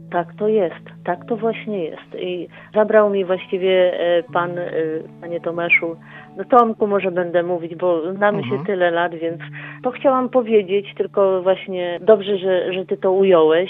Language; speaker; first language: Polish; native; Polish